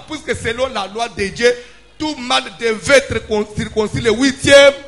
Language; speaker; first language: French; non-native, local second language; Lingala